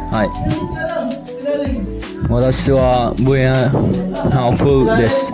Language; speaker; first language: Japanese; non-native, learner; Vietnamese